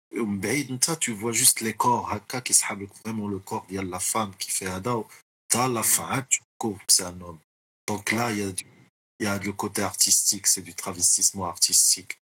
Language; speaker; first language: French; non-native, local second language; Arabic